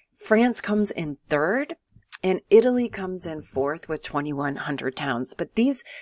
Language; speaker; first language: English; native; English